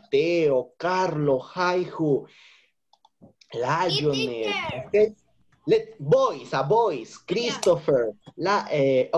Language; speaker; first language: English; non-native, fluent; Spanish